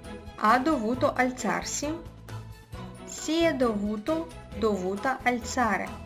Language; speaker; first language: Italian; non-native, fluent; Russian